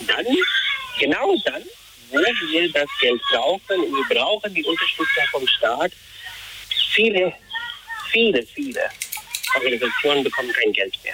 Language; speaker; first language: German; non-native, fluent; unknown